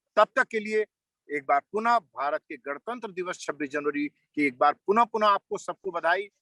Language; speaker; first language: Hindi; native; Hindi